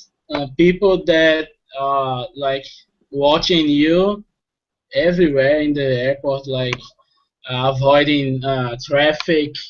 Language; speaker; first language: English; non-native, fluent; Portuguese